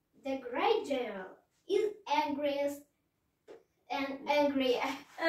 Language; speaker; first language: English; non-native, learner; Russian